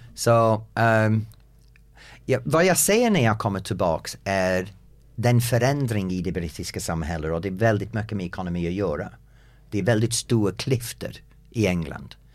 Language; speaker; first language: Swedish; non-native, fluent; English